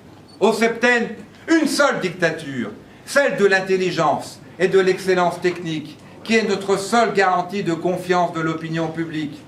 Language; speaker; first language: French; native; French